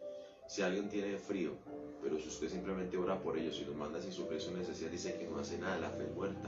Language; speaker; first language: Spanish; native; Spanish